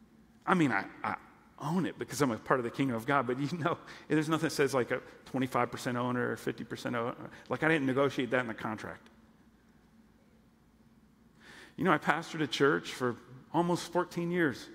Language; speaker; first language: English; native; English